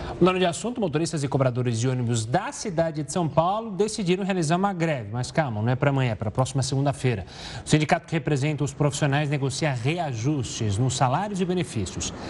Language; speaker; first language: Portuguese; native; Portuguese